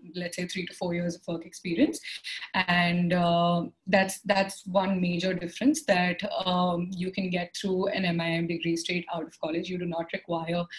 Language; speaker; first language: English; non-native, local second language; Hindi